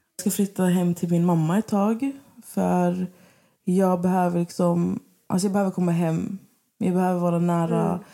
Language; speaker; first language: Swedish; native; Swedish